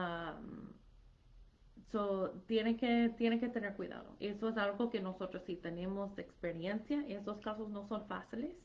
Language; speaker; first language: Spanish; non-native, fluent; English